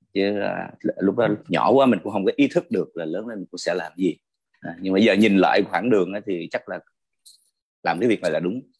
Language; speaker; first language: Vietnamese; early bilingual, heritage; Vietnamese